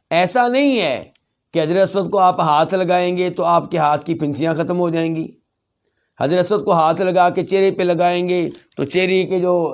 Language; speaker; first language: Urdu; native; Urdu